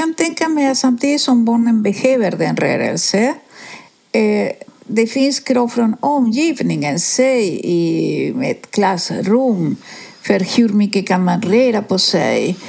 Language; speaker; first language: Swedish; non-native, fluent; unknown